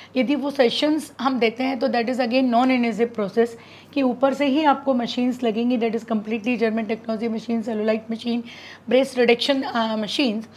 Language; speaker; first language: Hindi; native; Hindi